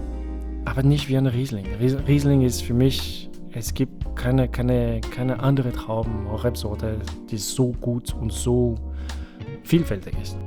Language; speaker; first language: German; non-native, fluent; French